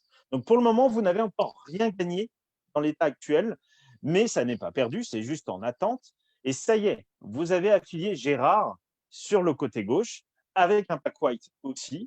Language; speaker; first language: French; native; French